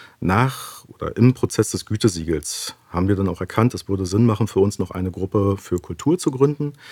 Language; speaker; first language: German; native; German